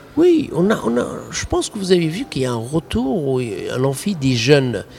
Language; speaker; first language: French; non-native, local second language; Arabic